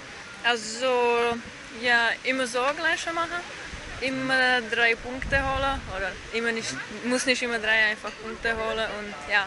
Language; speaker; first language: German; non-native, learner; Czech